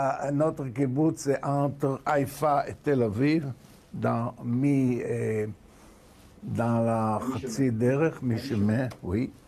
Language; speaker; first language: French; non-native, learner; Hebrew